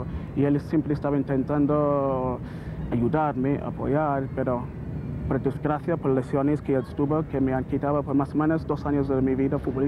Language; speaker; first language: Spanish; non-native, learner; English